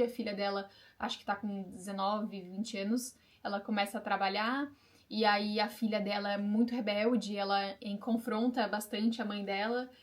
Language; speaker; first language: Portuguese; native; Portuguese